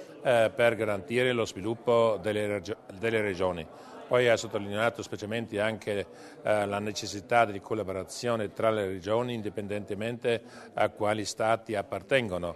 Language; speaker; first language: Italian; non-native, local second language; German